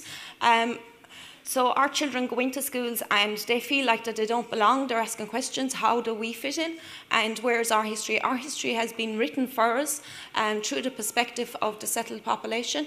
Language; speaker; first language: English; native; English